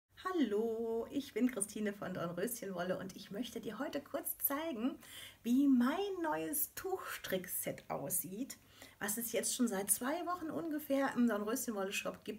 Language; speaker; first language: German; native; German